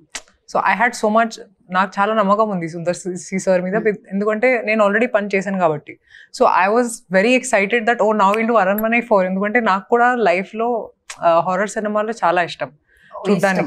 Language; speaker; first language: Telugu; non-native, local second language; Hindi